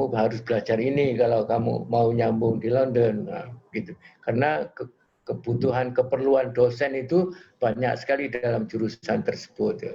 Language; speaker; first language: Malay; non-native, local second language; Javanese